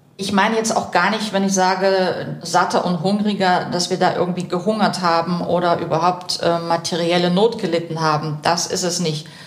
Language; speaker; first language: German; early bilingual, other home language; Russian